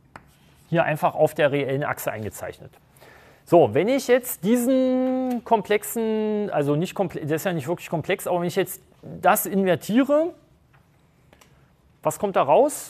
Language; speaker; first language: German; native; German